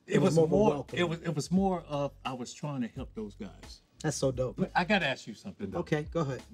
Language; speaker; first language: English; native; English